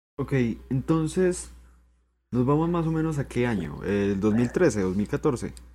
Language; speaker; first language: Spanish; native; Spanish